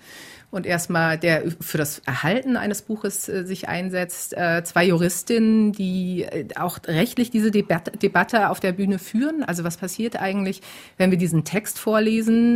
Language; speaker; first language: German; native; German